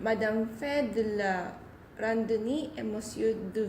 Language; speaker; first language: French; non-native, learner; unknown